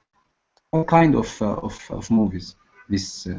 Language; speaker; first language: English; non-native, learner; Arabic